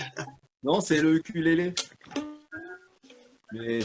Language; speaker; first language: French; native; French